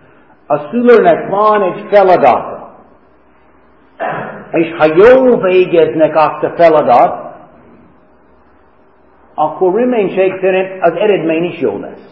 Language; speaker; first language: Hungarian; non-native, fluent; English